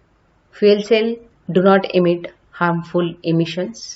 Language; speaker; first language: English; non-native, local second language; Marathi